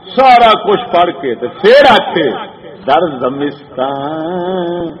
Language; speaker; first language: Urdu; non-native, local second language; Punjabi